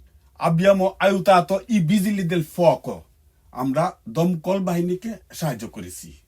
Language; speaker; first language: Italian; non-native, fluent; Bangla